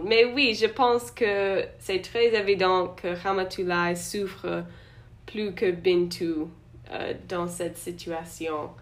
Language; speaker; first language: French; non-native, learner; English